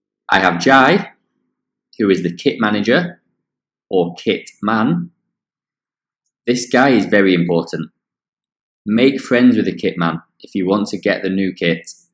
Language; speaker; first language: English; native; English